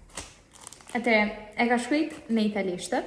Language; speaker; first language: Albanian; early bilingual, heritage; Albanian